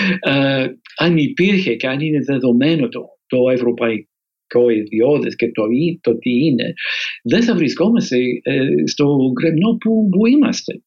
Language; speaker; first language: Greek; non-native, fluent; English